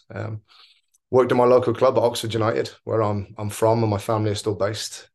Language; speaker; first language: English; native; English